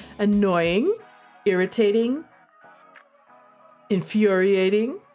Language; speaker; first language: English; native; English